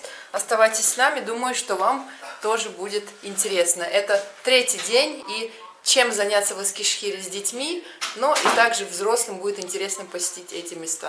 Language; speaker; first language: Russian; native; Russian